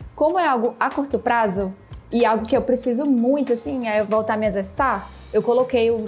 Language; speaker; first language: Portuguese; native; Portuguese